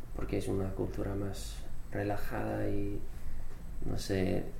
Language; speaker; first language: Spanish; non-native, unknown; English